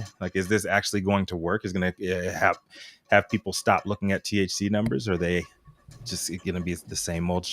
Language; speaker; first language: English; native; English